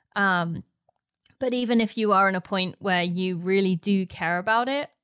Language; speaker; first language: English; native; English